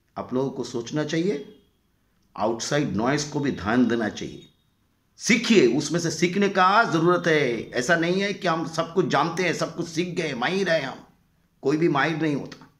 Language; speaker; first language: Hindi; non-native, local second language; Bangla